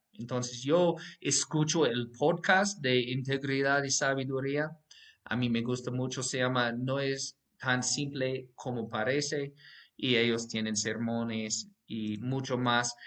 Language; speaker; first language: Spanish; non-native, fluent; English